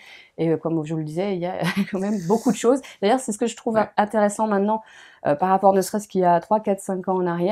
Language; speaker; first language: French; native; French